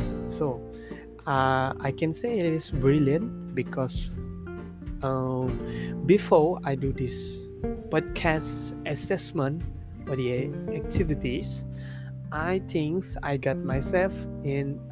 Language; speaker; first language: English; non-native, local second language; Malay